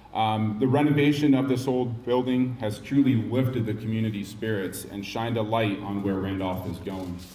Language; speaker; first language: English; native; English